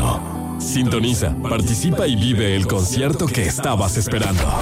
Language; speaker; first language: Spanish; native; Spanish